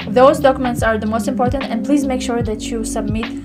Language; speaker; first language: English; non-native, fluent; Tajik